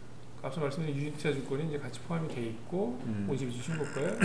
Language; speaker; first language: Korean; native; Korean